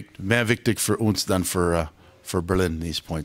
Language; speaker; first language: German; non-native, fluent; English